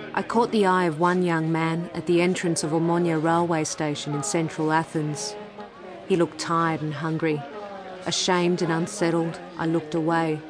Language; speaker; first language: English; early bilingual, other home language; Greek